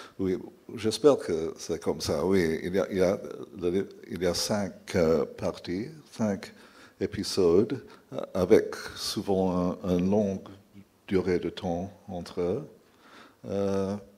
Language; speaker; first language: French; non-native, fluent; English